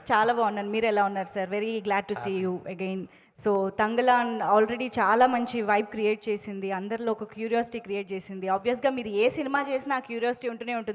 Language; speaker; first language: Telugu; native; Telugu